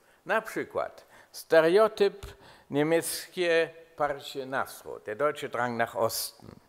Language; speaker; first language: Polish; non-native, fluent; German